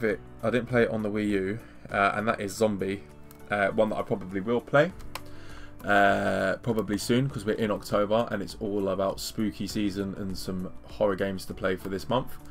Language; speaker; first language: English; native; English